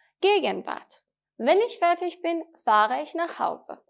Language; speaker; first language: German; non-native, fluent; Persian